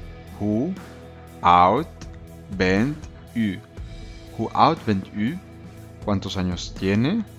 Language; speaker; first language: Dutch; non-native, learner; Spanish